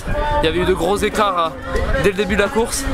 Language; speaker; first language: French; native; French